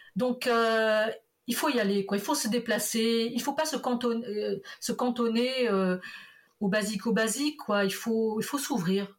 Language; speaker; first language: French; early bilingual, other home language; Portuguese